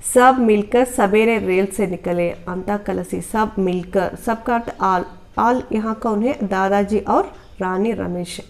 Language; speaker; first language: Hindi; non-native, local second language; Telugu